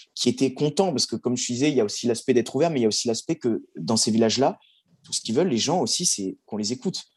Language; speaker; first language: French; native; French